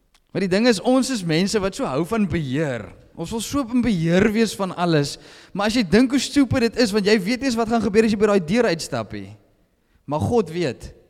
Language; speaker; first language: Afrikaans; native; Afrikaans